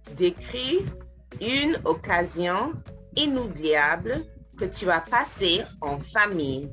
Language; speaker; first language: French; non-native, fluent; English